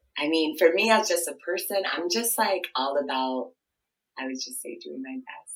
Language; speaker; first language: English; early bilingual, other home language; Akan